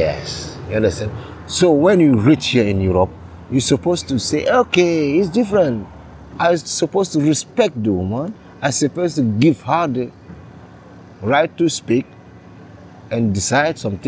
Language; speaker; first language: English; non-native, learner; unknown